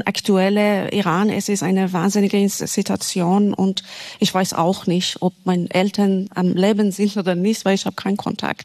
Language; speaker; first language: German; non-native, fluent; Persian